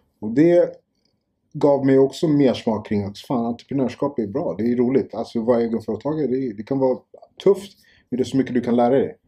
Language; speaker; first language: Swedish; early bilingual, other home language; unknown